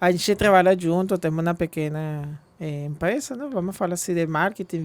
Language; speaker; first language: Portuguese; non-native, fluent; Spanish